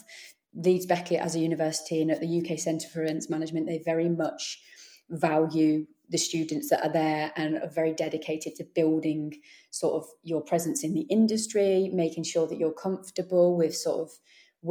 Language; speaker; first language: English; native; English